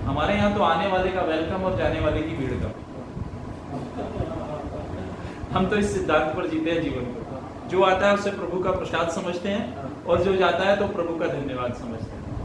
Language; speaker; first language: Hindi; native; Hindi